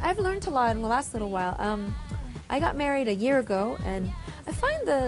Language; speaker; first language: English; native; English